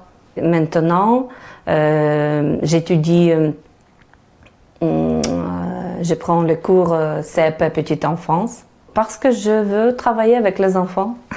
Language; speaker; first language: French; non-native, learner; Ukrainian